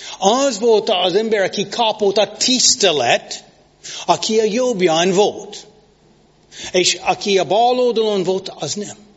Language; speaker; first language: Hungarian; non-native, learner; English